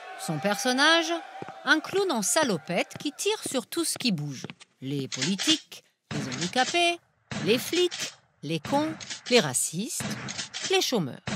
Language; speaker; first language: French; non-native, fluent; German